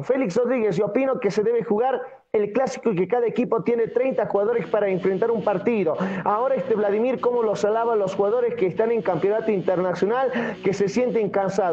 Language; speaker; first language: Spanish; native; Spanish